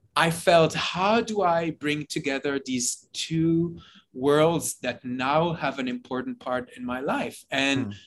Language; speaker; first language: English; non-native, fluent; Hebrew